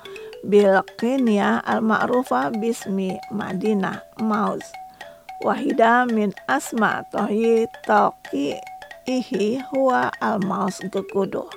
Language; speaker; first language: Arabic; non-native, fluent; Indonesian